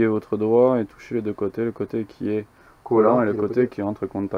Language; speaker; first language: French; native; French